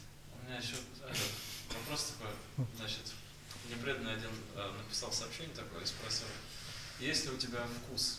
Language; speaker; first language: Russian; native; Russian